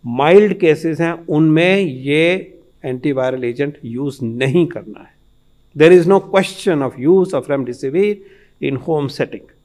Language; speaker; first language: Hindi; native; Hindi